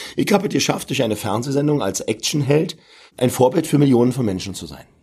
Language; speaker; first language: German; native; German